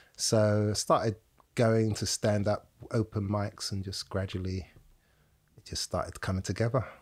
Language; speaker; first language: English; native; English